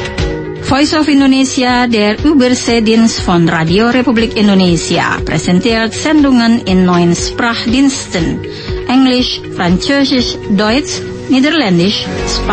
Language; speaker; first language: German; non-native, fluent; Indonesian